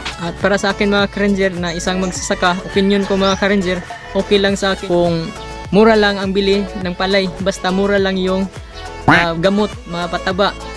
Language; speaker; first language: Filipino; non-native, local second language; Cebuano